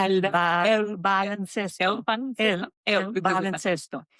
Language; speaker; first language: Spanish; non-native, learner; English